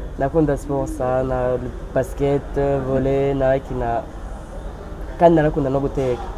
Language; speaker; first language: Rundi; non-native, local second language; Swahili